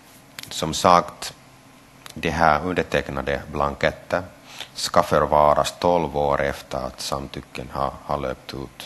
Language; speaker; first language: Swedish; non-native, local second language; Finnish